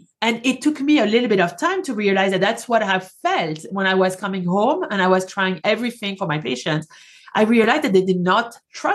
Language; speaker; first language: English; non-native, fluent; French